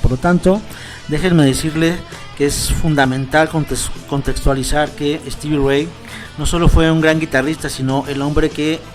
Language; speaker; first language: Spanish; native; Spanish